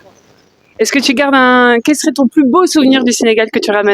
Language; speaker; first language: French; native; French